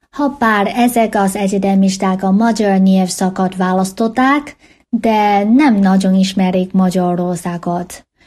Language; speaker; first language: Hungarian; non-native, fluent; Chinese